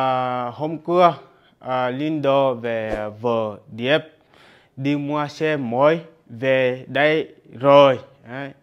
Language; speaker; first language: Vietnamese; non-native, learner; Portuguese